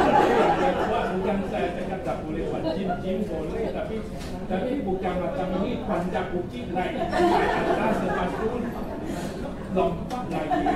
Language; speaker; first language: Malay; non-native, local second language; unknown